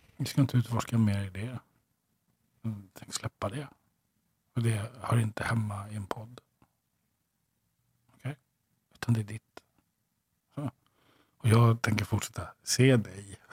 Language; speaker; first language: Swedish; native; Swedish